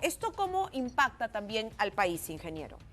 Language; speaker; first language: Spanish; native; Spanish